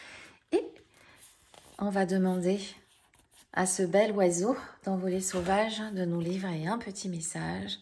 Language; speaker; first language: French; native; French